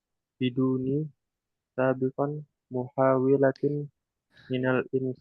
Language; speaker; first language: Arabic; non-native, learner; Indonesian